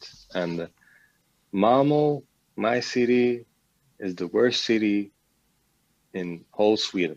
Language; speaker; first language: English; non-native, fluent; Swedish